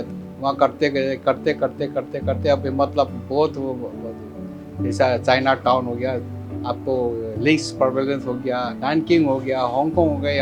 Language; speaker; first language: Hindi; non-native, local second language; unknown